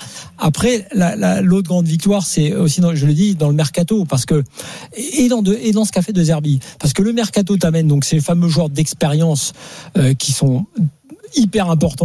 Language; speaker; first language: French; native; French